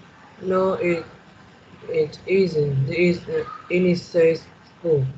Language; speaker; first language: English; non-native, learner; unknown